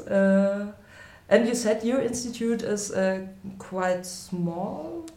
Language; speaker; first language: English; non-native, fluent; German